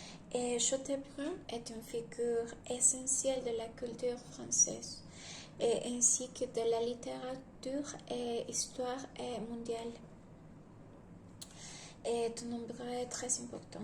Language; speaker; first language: French; non-native, learner; Spanish